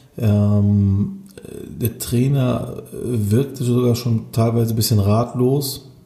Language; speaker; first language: German; early bilingual, other home language; Turkish